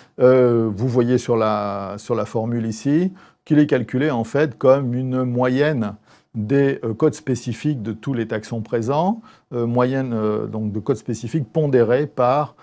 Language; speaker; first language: French; native; French